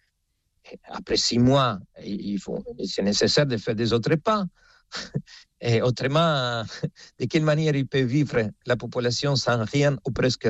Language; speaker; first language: French; non-native, fluent; Spanish